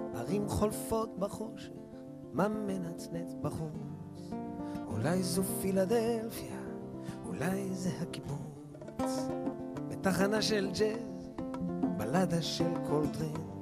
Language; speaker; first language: Hebrew; native; Hebrew